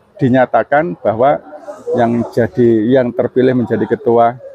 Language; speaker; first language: Indonesian; non-native, local second language; Javanese